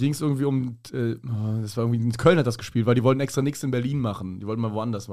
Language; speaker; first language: German; native; German